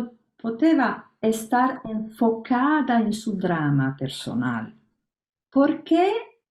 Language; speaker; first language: Spanish; non-native, learner; Italian